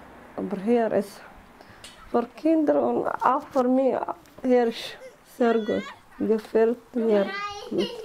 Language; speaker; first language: German; non-native, learner; Somali